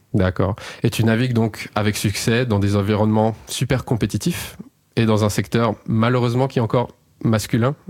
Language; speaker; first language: French; native; French